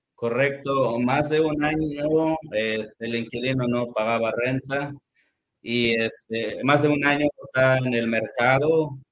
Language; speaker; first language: Spanish; native; Spanish